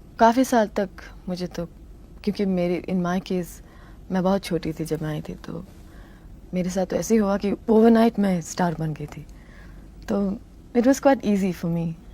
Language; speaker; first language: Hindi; non-native, local second language; Tamil